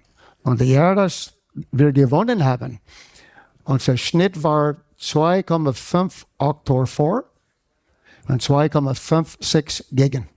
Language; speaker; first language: German; non-native, fluent; English